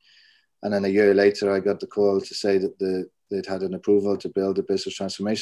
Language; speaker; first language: English; native; English